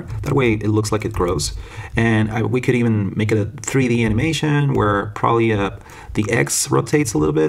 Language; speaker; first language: English; non-native, fluent; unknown